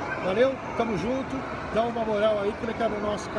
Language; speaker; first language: Portuguese; native; Portuguese